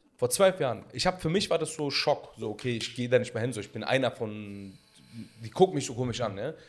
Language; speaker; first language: German; early bilingual, other home language; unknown